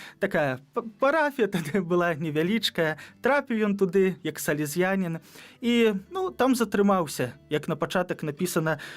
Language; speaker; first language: Belarusian; native; Belarusian